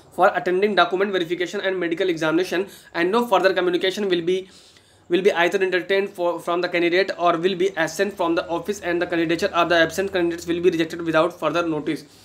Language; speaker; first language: Hindi; native; Hindi